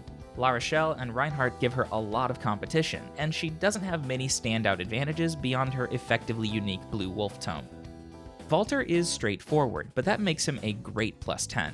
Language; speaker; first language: English; native; English